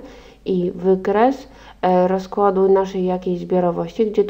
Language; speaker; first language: Polish; native; Polish